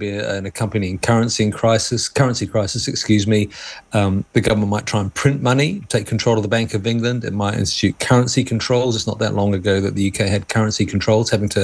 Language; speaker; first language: English; native; English